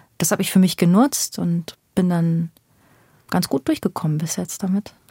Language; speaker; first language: German; early bilingual, other home language; Persian